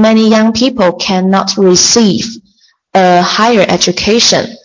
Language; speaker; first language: English; non-native, fluent; Chinese